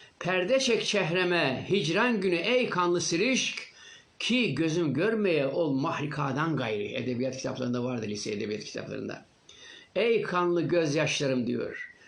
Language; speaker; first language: Turkish; native; Turkish